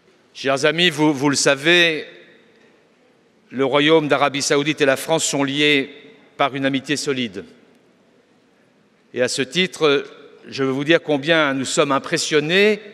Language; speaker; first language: French; native; French